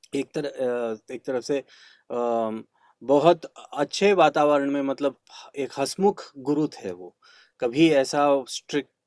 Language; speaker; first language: Hindi; non-native, local second language; Kannada